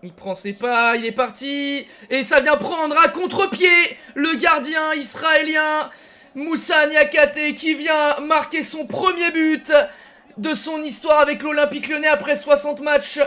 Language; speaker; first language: French; native; French